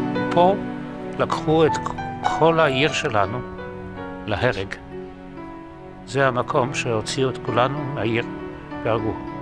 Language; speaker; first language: Hebrew; non-native, fluent; Polish